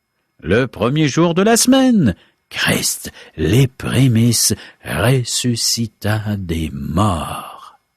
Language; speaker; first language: French; native; French